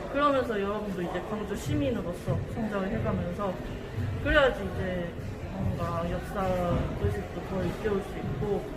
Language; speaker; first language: Korean; native; Korean